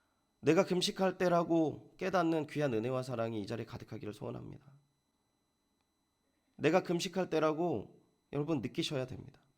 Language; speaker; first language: Korean; native; Korean